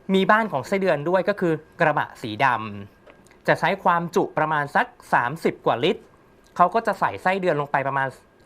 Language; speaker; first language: Thai; native; Thai